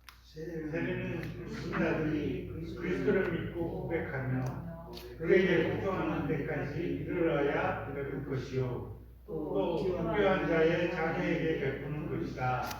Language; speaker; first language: Korean; native; Korean